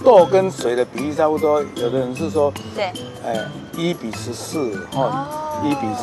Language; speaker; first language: Chinese; native; Chinese